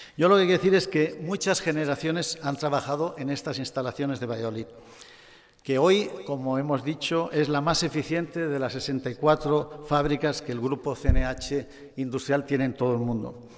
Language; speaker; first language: Spanish; native; Spanish